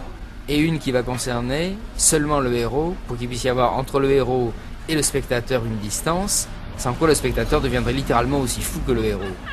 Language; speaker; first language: French; native; French